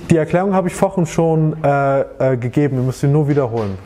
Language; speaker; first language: German; native; German